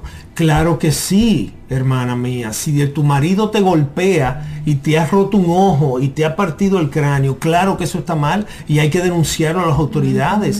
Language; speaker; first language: Spanish; native; Spanish